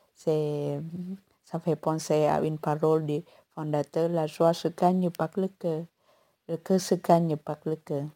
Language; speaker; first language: French; non-native, fluent; Vietnamese